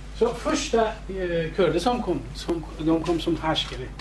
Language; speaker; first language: Swedish; non-native, fluent; Kurdish